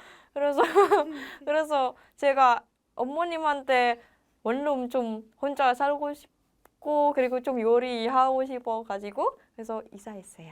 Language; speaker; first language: Korean; non-native, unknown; Indonesian